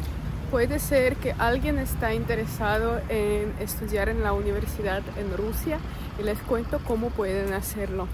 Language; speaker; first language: Spanish; non-native, fluent; Russian